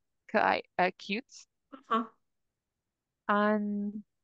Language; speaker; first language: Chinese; non-native, learner; English